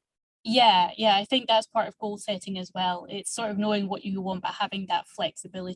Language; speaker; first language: English; native; English